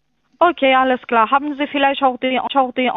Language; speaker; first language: German; non-native, fluent; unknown